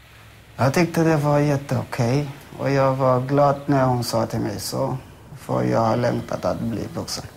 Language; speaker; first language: Swedish; non-native, fluent; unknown